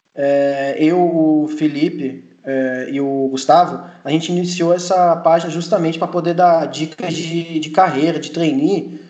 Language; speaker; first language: Portuguese; early bilingual, heritage; Portuguese